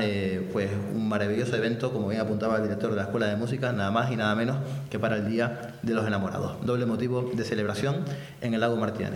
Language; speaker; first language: Spanish; native; Spanish